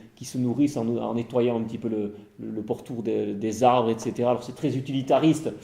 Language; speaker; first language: French; native; French